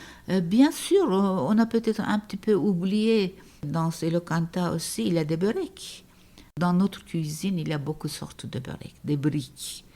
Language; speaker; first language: French; non-native, fluent; Turkish